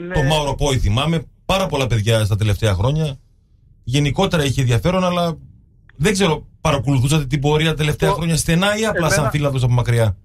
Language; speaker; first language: Greek; native; Greek